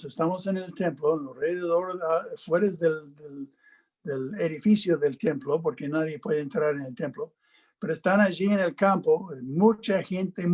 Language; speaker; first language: Spanish; non-native, fluent; English